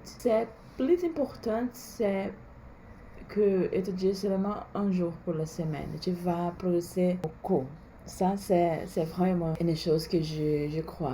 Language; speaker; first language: French; non-native, learner; Portuguese